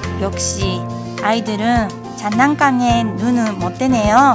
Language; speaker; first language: Korean; native; Korean